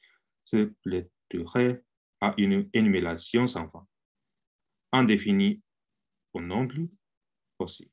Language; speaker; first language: French; non-native, fluent; Japanese